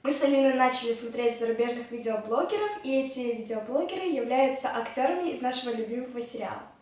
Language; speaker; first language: Russian; native; Russian